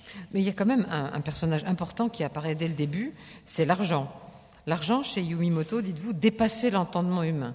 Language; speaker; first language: French; native; French